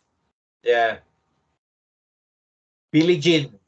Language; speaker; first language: English; non-native, learner; Spanish